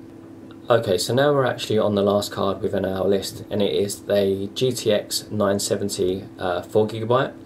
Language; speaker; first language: English; native; English